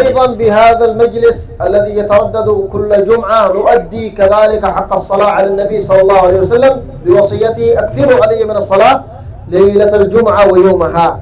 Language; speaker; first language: Arabic; non-native, fluent; Madurese